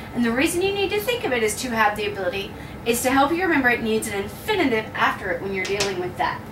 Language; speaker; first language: English; native; English